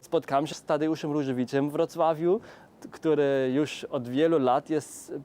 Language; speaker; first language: Polish; non-native, fluent; German